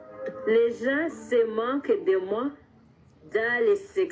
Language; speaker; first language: French; non-native, learner; Kinyarwanda